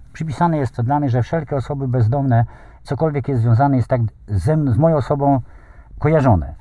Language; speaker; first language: Polish; native; Polish